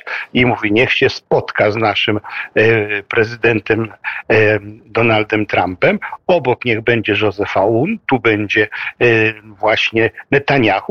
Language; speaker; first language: Polish; native; Polish